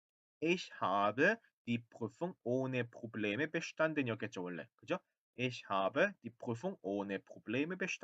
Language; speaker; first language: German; non-native, fluent; Korean